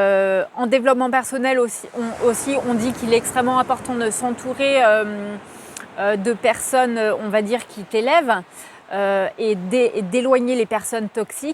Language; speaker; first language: French; native; French